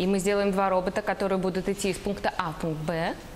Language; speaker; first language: Russian; native; Russian